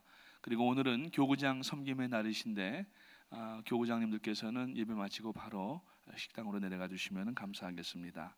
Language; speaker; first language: Korean; native; Korean